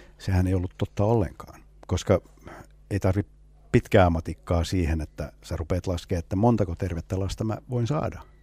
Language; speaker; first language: Finnish; non-native, local second language; Swedish